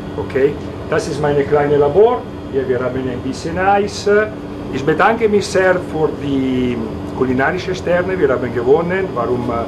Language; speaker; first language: German; non-native, learner; Italian